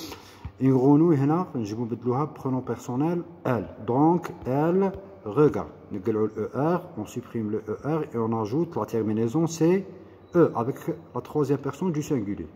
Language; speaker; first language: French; non-native, local second language; Arabic